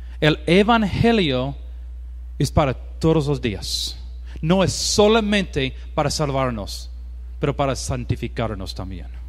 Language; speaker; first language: Spanish; non-native, learner; English